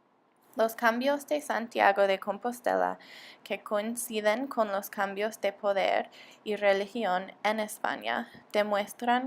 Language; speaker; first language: Spanish; non-native, learner; English